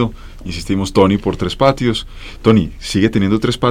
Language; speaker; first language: Spanish; native; Spanish